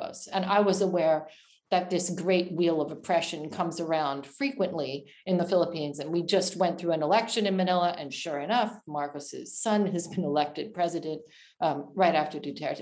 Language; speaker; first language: English; native; English